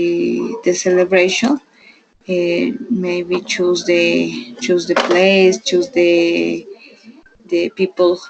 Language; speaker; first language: English; non-native, learner; Spanish